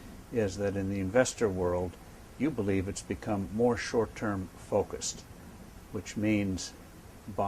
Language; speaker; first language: English; native; English